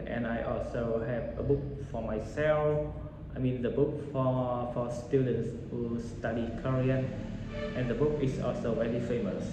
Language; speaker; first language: English; non-native, learner; Vietnamese